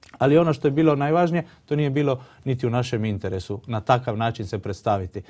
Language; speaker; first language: Croatian; early bilingual, heritage; Croatian